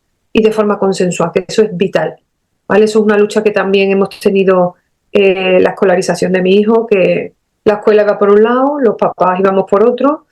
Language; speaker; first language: Spanish; native; Spanish